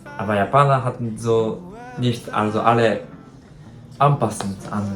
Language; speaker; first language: German; non-native, learner; Japanese